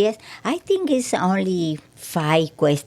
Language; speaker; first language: English; non-native, learner; Spanish